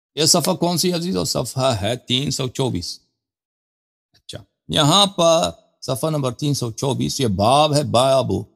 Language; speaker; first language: Urdu; non-native, fluent; Persian